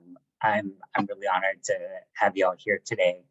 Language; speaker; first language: English; native; English